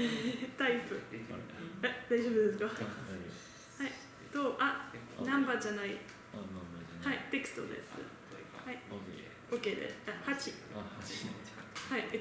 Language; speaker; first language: Japanese; non-native, learner; French